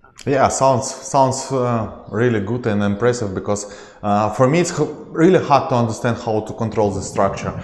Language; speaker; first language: English; non-native, learner; Ukrainian